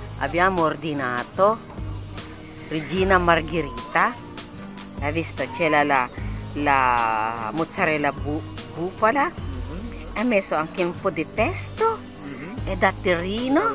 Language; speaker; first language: Italian; non-native, learner; Filipino